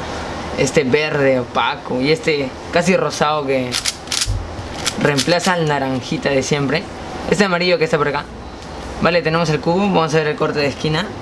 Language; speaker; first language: Spanish; native; Spanish